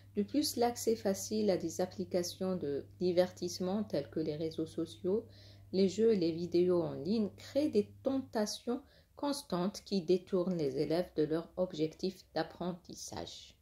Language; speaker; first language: French; non-native, local second language; Arabic